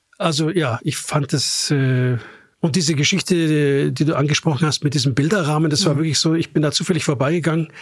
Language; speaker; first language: German; native; German